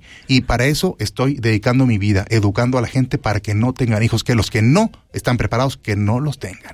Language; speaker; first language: Spanish; native; Spanish